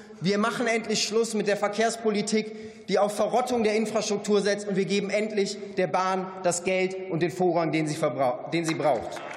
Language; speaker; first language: German; native; German